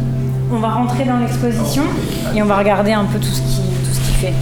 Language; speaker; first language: French; native; French